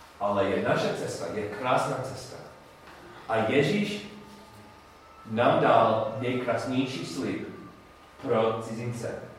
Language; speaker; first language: Czech; non-native, learner; English